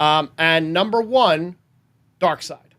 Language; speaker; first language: English; native; English